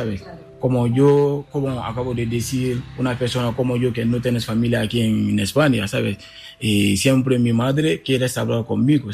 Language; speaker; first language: Spanish; non-native, learner; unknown